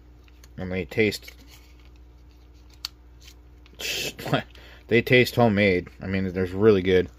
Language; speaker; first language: English; native; English